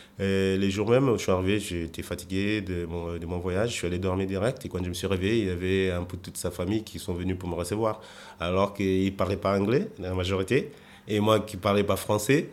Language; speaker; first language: French; non-native, fluent; Portuguese